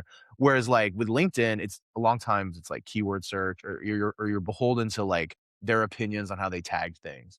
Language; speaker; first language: English; native; English